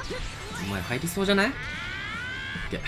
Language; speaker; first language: Japanese; native; Japanese